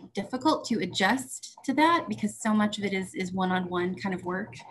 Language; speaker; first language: English; native; English